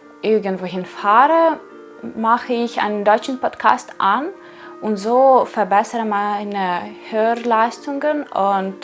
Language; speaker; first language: German; non-native, fluent; Ukrainian